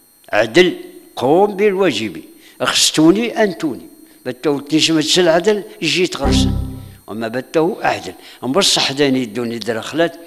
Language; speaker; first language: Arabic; non-native, local second language; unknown